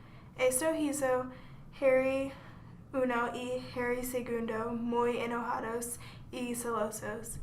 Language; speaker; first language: Spanish; non-native, learner; English